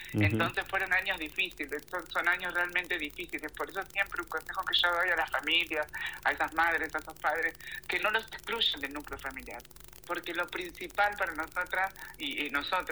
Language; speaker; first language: Spanish; native; Spanish